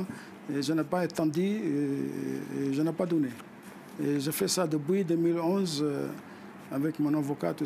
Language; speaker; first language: French; non-native, fluent; Arabic